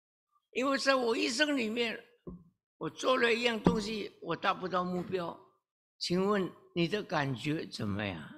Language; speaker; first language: Chinese; early bilingual, heritage; Chinese